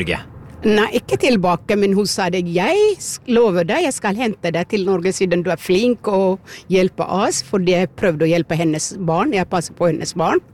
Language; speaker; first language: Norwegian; non-native, learner; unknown